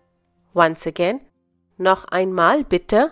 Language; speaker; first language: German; non-native, fluent; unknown